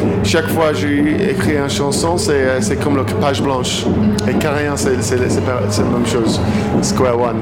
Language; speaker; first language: French; non-native, learner; English